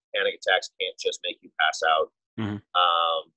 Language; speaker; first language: English; native; English